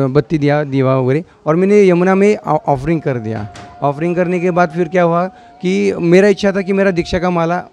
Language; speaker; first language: Hindi; non-native, local second language; Marathi